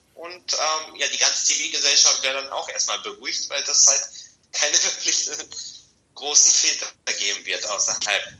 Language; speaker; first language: German; non-native, fluent; Bulgarian